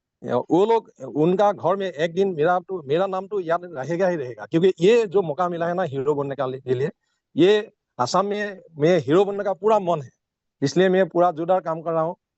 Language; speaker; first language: Hindi; non-native, local second language; Assamese